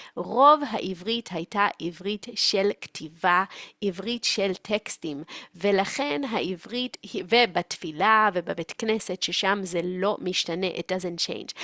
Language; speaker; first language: Hebrew; native; Hebrew